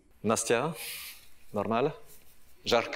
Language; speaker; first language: Russian; non-native, learner; French